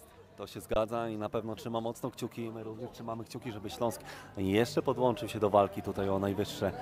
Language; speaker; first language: Polish; native; Polish